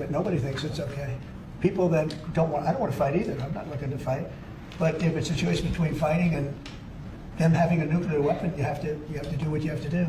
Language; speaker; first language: English; native; English